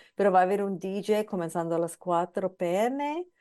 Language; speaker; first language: Spanish; non-native, fluent; English